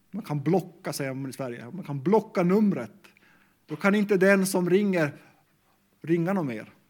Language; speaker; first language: Swedish; native; Swedish